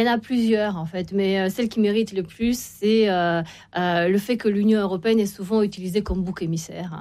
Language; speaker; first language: French; non-native, fluent; Romanian